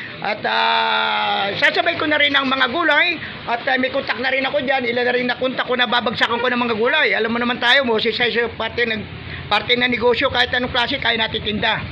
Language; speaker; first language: Filipino; native; Filipino